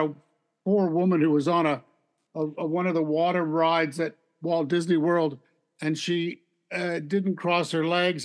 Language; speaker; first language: English; native; English